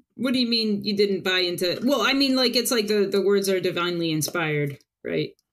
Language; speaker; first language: English; early bilingual, other home language; Spanish